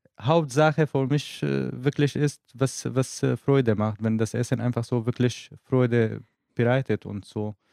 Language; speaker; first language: German; non-native, learner; Arabic